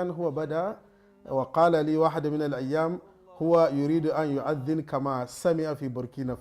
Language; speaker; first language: Arabic; non-native, fluent; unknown